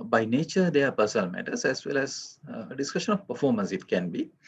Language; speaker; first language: English; non-native, local second language; Sinhala